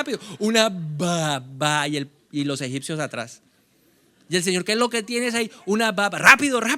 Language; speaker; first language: Spanish; native; Spanish